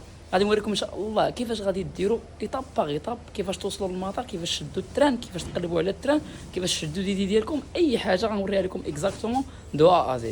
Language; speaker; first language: Arabic; native; Arabic